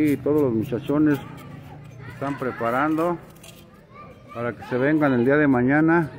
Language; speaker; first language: Spanish; native; Spanish